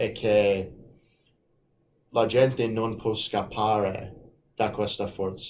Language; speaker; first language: Italian; non-native, fluent; English